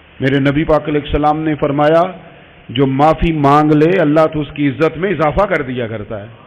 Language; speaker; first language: Urdu; non-native, local second language; Punjabi